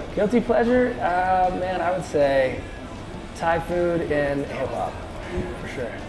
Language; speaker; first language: English; native; English